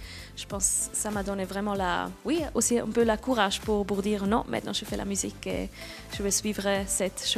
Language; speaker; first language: French; non-native, local second language; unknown